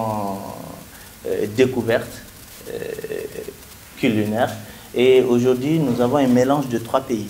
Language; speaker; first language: French; non-native, local second language; Bambara